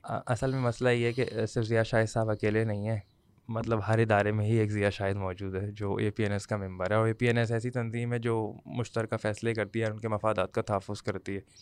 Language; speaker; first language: Urdu; native; Urdu